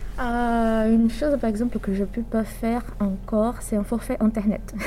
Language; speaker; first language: French; non-native, learner; Portuguese